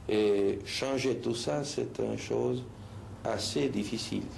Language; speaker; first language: French; non-native, fluent; Spanish